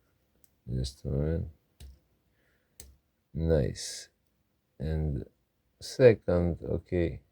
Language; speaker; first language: English; non-native, learner; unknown